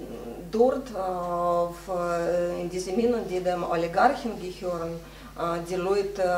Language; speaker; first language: German; non-native, fluent; Russian